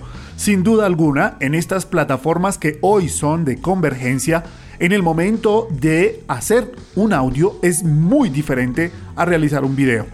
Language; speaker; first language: Spanish; native; Spanish